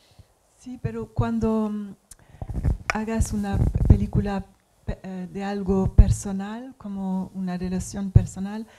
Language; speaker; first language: Spanish; non-native, learner; English